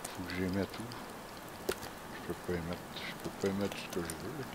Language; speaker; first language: French; native; French